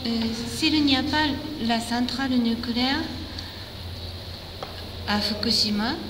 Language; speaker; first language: French; non-native, fluent; Japanese